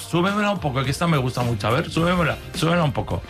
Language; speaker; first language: Spanish; native; Spanish